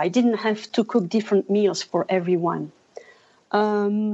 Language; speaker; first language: English; non-native, fluent; French